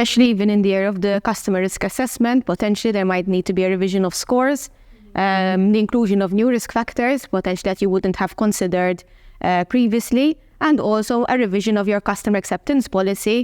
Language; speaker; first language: English; non-native, local second language; Maltese